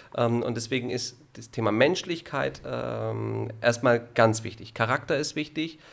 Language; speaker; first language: German; non-native, fluent; Italian